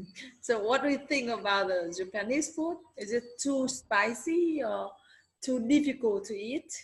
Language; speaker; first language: English; non-native, learner; Vietnamese